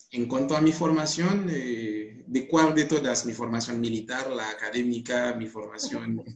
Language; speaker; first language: Spanish; non-native, fluent; Haitian Creole